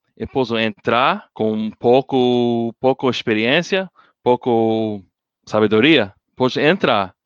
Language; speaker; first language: Portuguese; non-native, learner; English